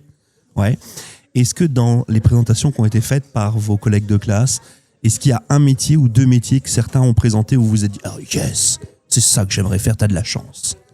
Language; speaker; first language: French; native; French